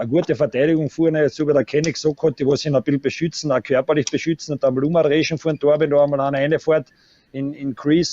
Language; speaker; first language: German; native; German